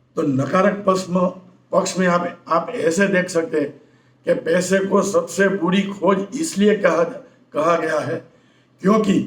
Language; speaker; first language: Hindi; non-native, local second language; Gujarati